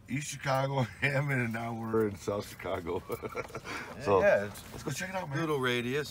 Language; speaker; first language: English; native; English